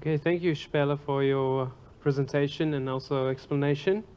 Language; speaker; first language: English; non-native, fluent; Latvian